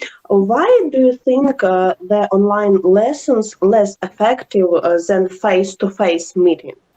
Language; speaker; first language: English; non-native, learner; Ukrainian